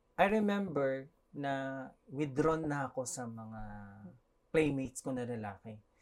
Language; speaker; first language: Filipino; non-native, local second language; Cebuano